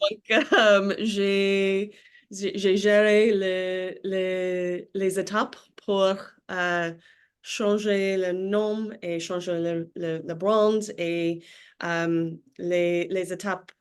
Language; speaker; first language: French; non-native, learner; English